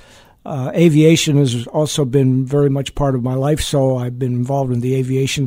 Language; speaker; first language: English; native; English